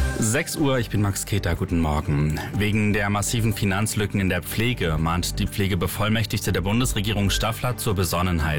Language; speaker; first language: German; native; German